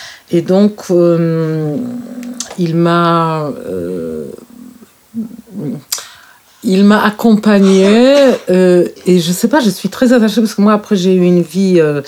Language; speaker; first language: French; non-native, fluent; Polish